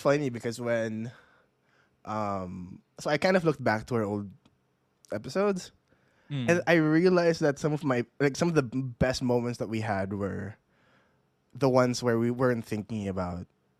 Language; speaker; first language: English; non-native, local second language; Filipino